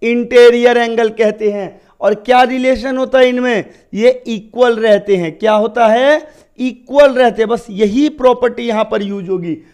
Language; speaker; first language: Hindi; native; Hindi